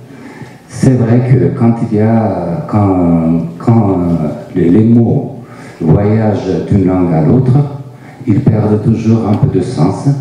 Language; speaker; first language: French; non-native, fluent; Turkish